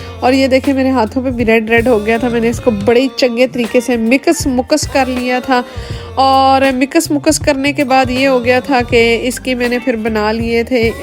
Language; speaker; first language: Urdu; non-native, local second language; Punjabi